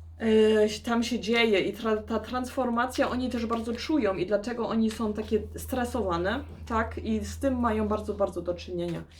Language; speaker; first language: Polish; early bilingual, heritage; Polish